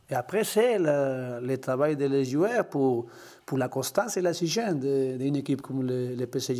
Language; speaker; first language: French; non-native, learner; Spanish